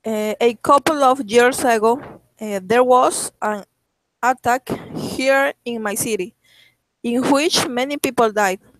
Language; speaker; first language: English; non-native, learner; Spanish